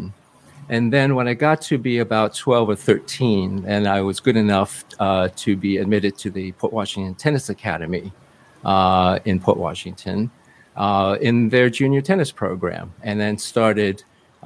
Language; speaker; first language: English; early bilingual, other home language; Cantonese